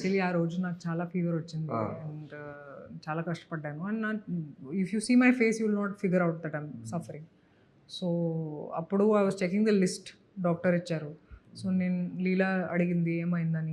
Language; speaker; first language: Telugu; non-native, fluent; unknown